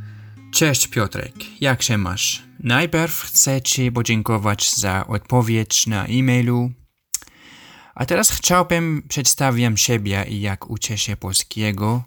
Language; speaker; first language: Polish; non-native, learner; Arabic